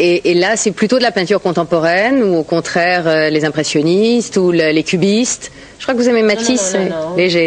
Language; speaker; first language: French; native; French